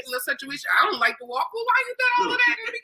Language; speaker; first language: English; native; English